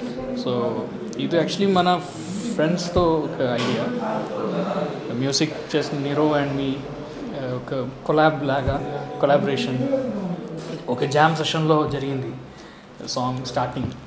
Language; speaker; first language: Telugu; non-native, learner; Malayalam